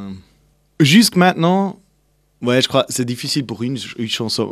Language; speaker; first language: French; non-native, local second language; Swiss German